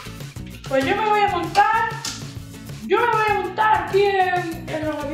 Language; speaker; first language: Spanish; native; Spanish